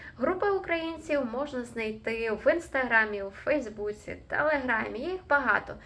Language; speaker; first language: Ukrainian; native; Ukrainian